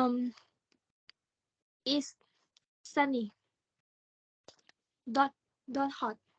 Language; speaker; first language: English; non-native, learner; Thai